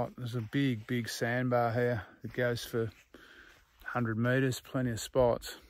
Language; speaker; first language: English; native; English